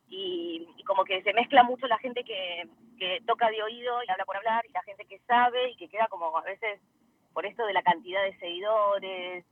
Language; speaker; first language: Spanish; native; Spanish